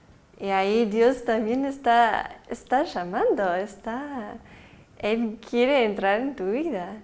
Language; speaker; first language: Spanish; early bilingual, heritage; Spanish